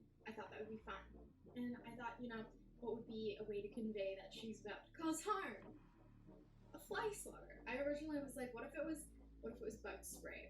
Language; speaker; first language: English; native; English